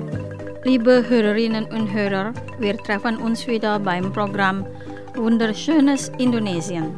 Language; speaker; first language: German; non-native, fluent; Indonesian